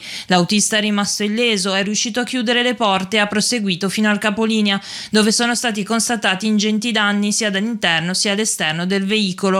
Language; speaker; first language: Italian; native; Italian